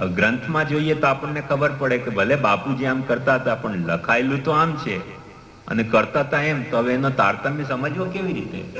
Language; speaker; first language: Gujarati; non-native, local second language; Hindi